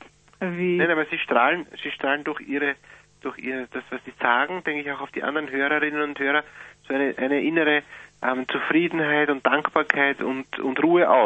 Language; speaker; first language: German; native; German